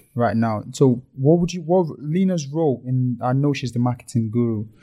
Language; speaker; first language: English; non-native, local second language; Yoruba